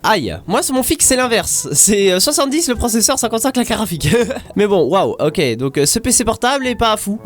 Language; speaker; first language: French; native; French